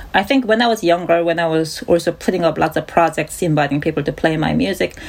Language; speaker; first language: English; non-native, fluent; Korean